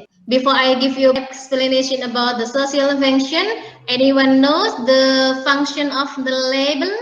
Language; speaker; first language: English; non-native, learner; Indonesian